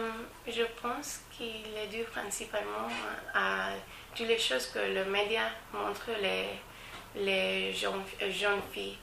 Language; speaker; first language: French; non-native, fluent; English